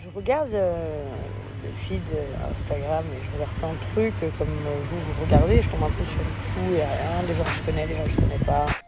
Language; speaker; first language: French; early bilingual, other home language; English